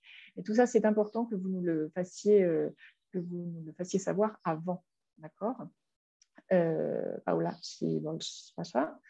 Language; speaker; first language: French; native; French